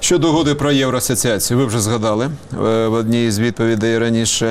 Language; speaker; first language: Ukrainian; native; Ukrainian